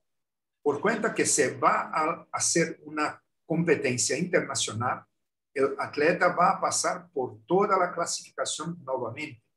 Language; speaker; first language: Spanish; non-native, learner; Portuguese